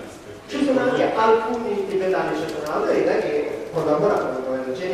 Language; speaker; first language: Italian; non-native, learner; Tibetan